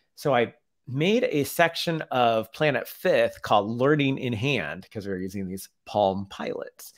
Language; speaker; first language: English; native; English